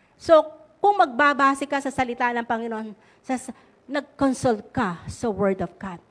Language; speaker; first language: Filipino; native; Filipino